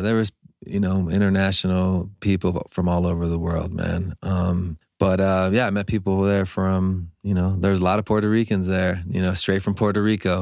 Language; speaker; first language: English; early bilingual, other home language; Spanish